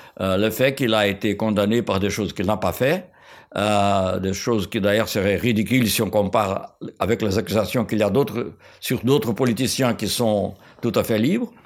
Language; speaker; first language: French; non-native, fluent; Portuguese